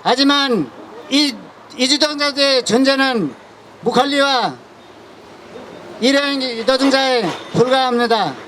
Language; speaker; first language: Korean; non-native, fluent; Nepali